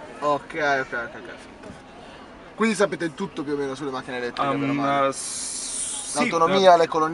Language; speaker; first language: Italian; native; Italian